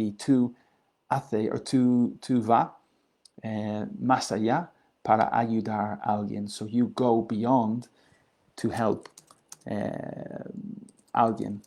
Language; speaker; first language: Spanish; non-native, learner; English